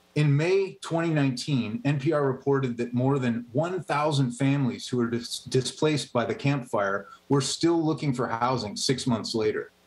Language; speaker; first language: English; native; English